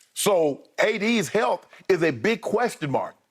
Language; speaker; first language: English; native; English